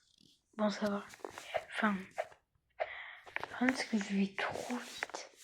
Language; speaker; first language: French; native; French